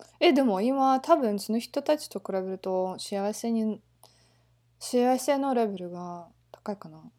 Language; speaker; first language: Japanese; non-native, learner; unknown